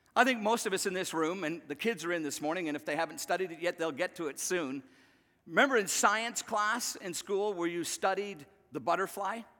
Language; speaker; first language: English; native; English